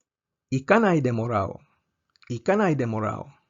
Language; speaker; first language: Japanese; non-native, fluent; English